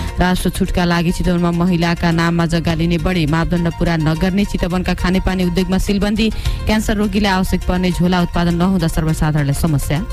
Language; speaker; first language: Nepali; native; Nepali